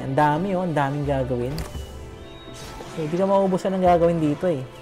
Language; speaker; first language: Filipino; native; Filipino